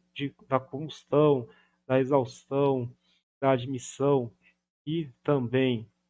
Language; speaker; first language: Portuguese; native; Portuguese